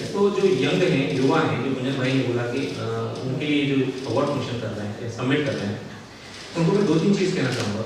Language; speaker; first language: Hindi; native; Hindi